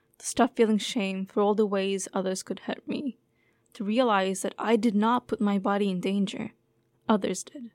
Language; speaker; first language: English; non-native, fluent; Turkish